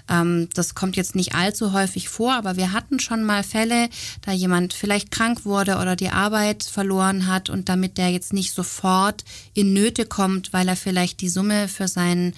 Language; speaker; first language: German; native; German